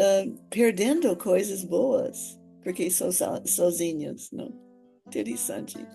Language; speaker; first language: Portuguese; non-native, fluent; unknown